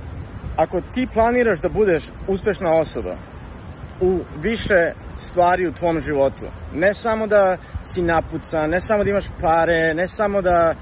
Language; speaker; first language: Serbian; early bilingual, heritage; Serbian